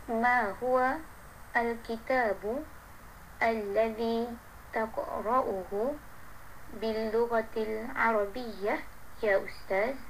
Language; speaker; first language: Arabic; non-native, learner; Malay